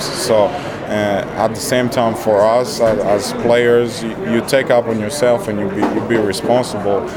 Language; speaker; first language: English; non-native, fluent; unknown